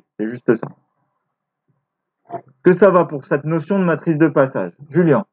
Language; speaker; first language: French; native; French